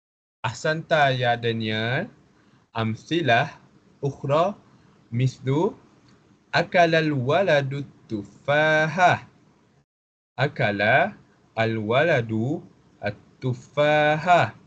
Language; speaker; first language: Arabic; non-native, fluent; Malay